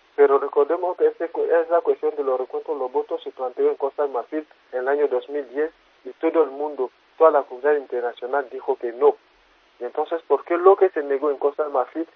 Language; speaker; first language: Spanish; non-native, fluent; French